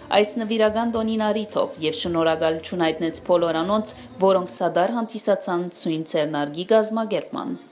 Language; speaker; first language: Armenian; early bilingual, heritage; Armenian